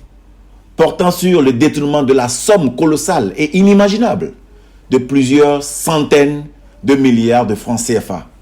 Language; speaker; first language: French; native; French